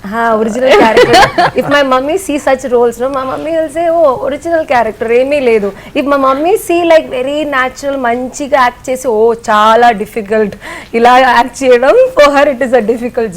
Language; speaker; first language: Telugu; non-native, learner; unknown